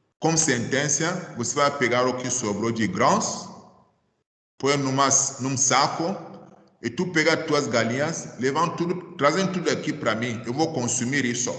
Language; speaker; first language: Portuguese; non-native, fluent; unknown